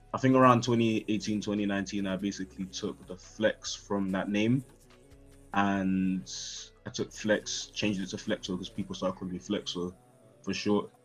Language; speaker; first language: English; native; English